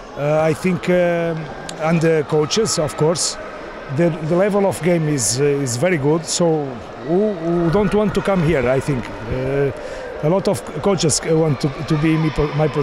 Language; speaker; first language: English; non-native, learner; Portuguese